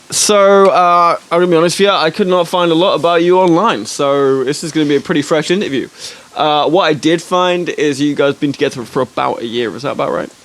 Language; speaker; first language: English; native; English